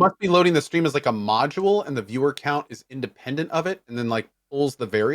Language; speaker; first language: English; native; English